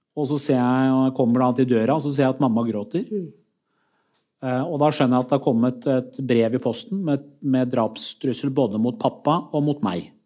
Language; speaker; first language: Norwegian; early bilingual, other home language; Persian